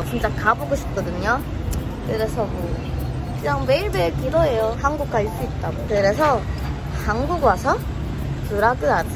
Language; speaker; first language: Korean; non-native, learner; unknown